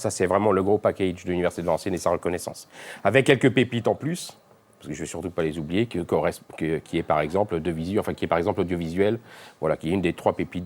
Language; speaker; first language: French; native; French